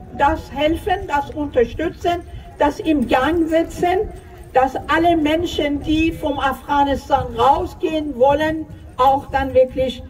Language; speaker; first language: German; non-native, fluent; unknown